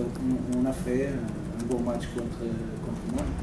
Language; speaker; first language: French; non-native, learner; Portuguese